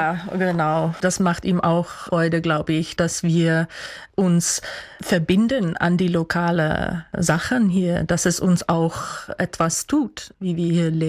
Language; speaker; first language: German; non-native, fluent; Dutch